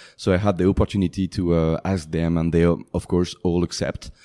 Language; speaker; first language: English; non-native, fluent; French